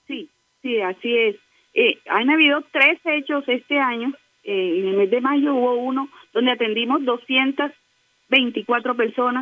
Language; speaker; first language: Spanish; native; Spanish